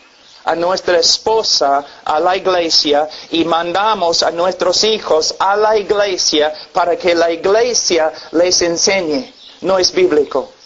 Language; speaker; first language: Spanish; non-native, fluent; English